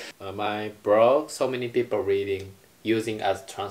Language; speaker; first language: English; non-native, learner; Japanese